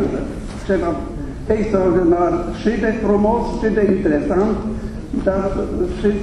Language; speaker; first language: Romanian; non-native, fluent; German